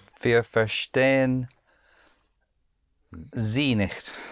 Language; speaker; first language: German; non-native, learner; English